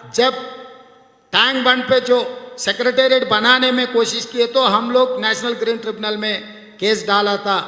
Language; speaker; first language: Hindi; non-native, local second language; Telugu